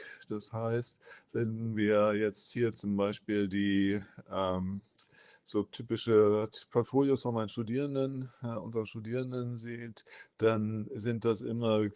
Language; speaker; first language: German; native; German